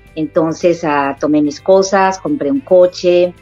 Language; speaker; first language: Spanish; native; Spanish